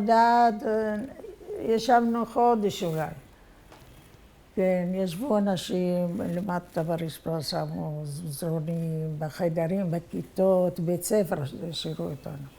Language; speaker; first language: Hebrew; non-native, fluent; Arabic